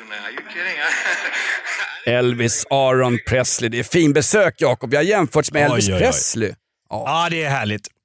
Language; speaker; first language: Swedish; native; Swedish